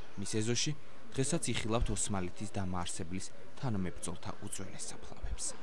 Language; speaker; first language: Georgian; native; Georgian